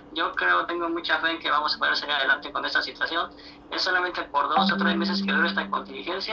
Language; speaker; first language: Spanish; native; Spanish